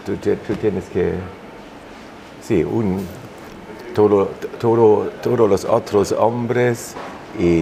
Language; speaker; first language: Spanish; non-native, fluent; German